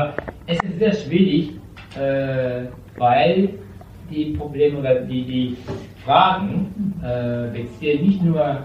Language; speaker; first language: German; non-native, learner; Japanese